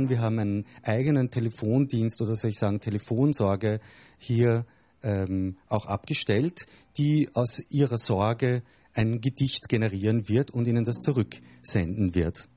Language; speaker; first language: German; native; German